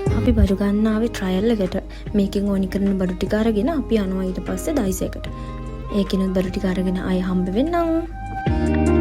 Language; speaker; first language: Sinhala; native; Sinhala